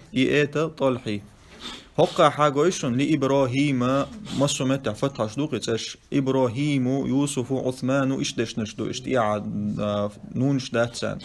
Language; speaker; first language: Arabic; non-native, fluent; Chechen